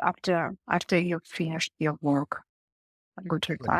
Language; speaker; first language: English; non-native, learner; Russian